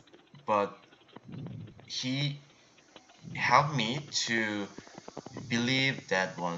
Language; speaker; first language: English; non-native, learner; Korean